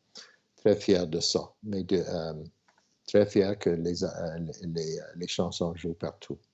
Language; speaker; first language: French; non-native, local second language; English